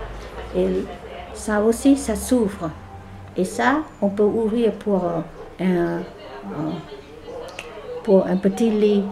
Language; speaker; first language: French; non-native, fluent; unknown